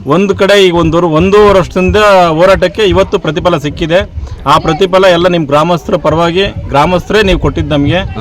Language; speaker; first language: Kannada; native; Kannada